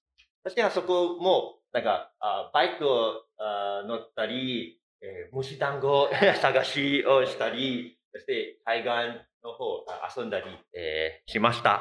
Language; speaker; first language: Japanese; non-native, fluent; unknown